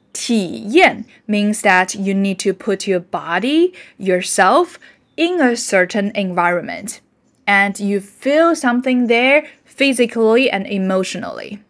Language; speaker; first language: English; non-native, fluent; Chinese